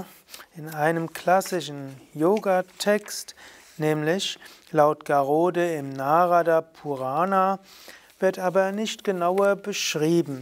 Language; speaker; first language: German; native; German